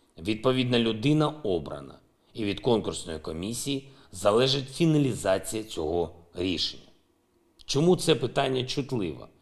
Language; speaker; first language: Ukrainian; non-native, local second language; Russian